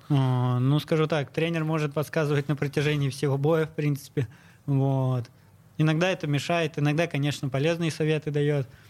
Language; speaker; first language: Russian; native; Russian